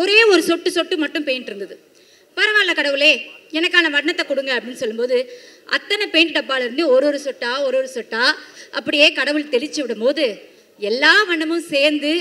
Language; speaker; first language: Tamil; native; Tamil